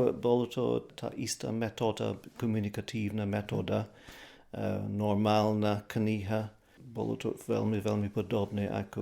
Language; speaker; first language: Slovak; non-native, fluent; English